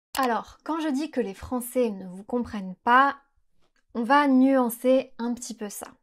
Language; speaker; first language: French; native; French